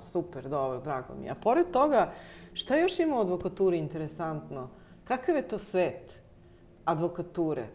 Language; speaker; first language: Bosnian; native; Bosnian